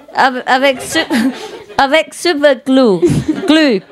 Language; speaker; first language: French; non-native, learner; Vietnamese